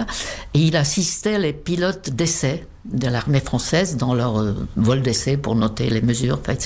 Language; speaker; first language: French; non-native, fluent; Czech